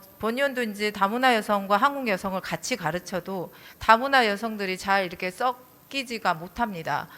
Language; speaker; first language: Korean; native; Korean